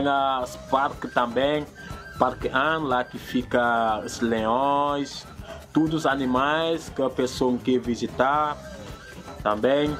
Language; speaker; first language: Portuguese; non-native, fluent; Wolof